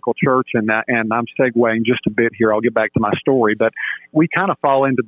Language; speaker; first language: English; native; English